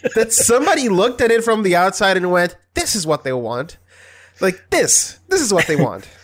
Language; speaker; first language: English; non-native, fluent; Portuguese